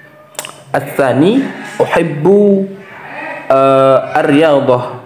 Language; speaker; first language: Arabic; non-native, learner; Indonesian